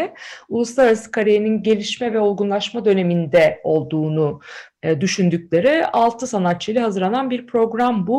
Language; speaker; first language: Turkish; native; Turkish